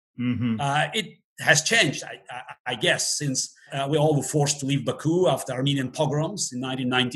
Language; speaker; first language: English; non-native, fluent; Russian